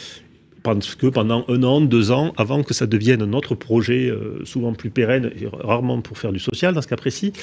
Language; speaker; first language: French; native; French